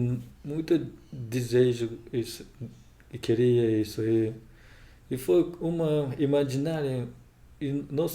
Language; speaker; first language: Portuguese; non-native, learner; Russian